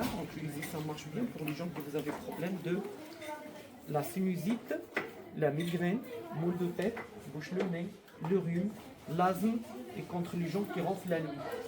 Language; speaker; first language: French; non-native, local second language; Arabic